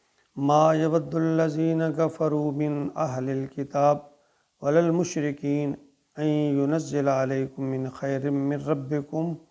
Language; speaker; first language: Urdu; native; Urdu